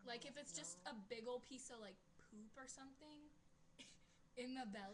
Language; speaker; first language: English; native; English